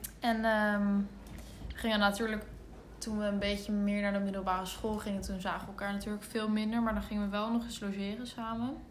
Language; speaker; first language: Dutch; native; Dutch